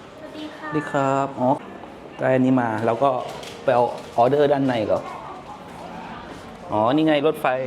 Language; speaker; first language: Thai; native; Thai